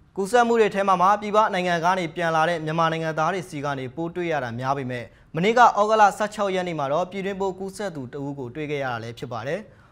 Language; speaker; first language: Burmese; native; Burmese